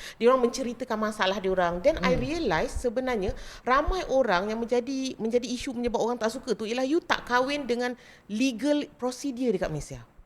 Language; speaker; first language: Malay; native; Malay